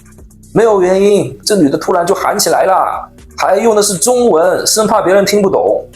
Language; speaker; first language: Chinese; native; Chinese